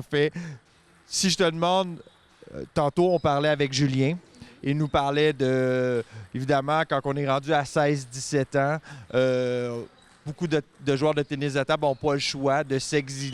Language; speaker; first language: French; native; French